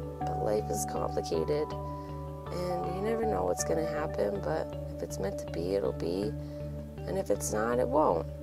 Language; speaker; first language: English; native; English